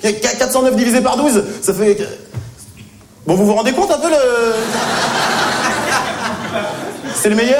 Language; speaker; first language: French; native; French